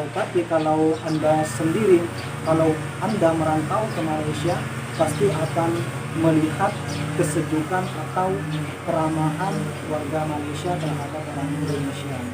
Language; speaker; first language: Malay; non-native, local second language; Madurese